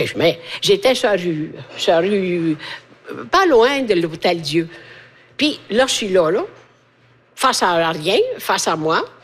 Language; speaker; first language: French; non-native, fluent; Italian